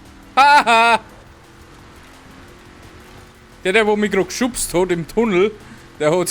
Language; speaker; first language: German; native; German